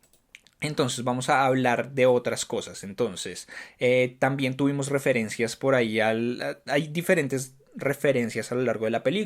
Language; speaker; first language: Spanish; native; Spanish